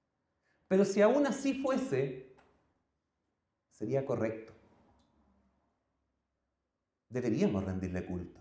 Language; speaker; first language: Spanish; native; Spanish